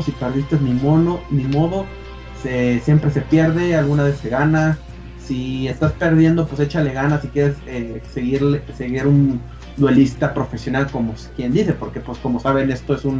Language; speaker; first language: Spanish; native; Spanish